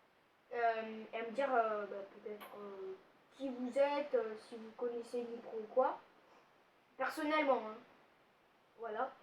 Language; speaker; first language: French; native; French